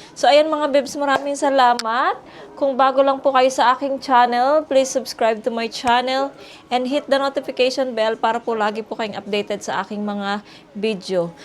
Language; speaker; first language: Filipino; native; Filipino